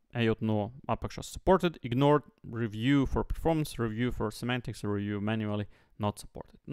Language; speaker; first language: English; non-native, fluent; Latvian